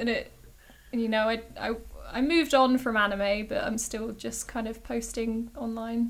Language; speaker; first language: English; native; English